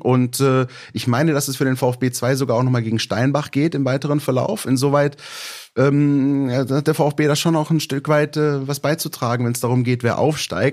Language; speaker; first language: German; native; German